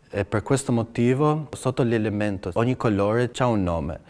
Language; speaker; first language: Italian; non-native, fluent; Albanian